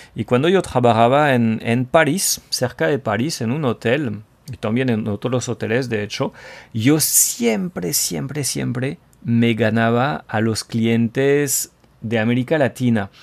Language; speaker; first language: Spanish; non-native, fluent; French